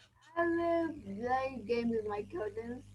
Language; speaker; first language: English; non-native, learner; Vietnamese